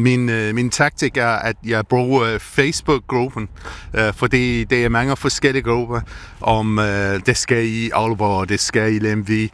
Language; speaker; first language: Danish; non-native, learner; English